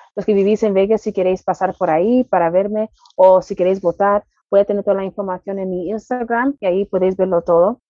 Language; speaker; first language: Spanish; early bilingual, heritage; Spanish